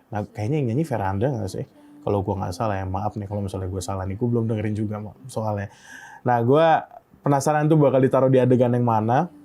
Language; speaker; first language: Indonesian; native; Indonesian